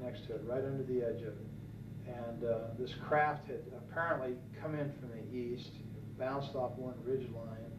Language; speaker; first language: English; native; English